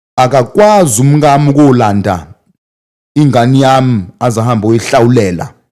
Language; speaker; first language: Zulu; native; Zulu